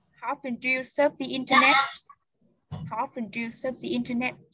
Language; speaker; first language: English; non-native, fluent; Vietnamese